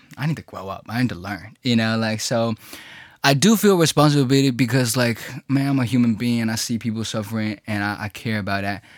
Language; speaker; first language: English; early bilingual, other home language; Chinese